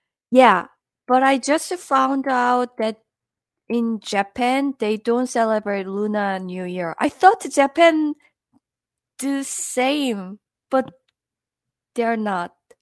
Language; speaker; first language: English; non-native, fluent; Korean